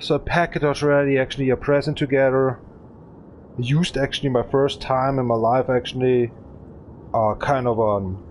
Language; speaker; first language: English; non-native, learner; German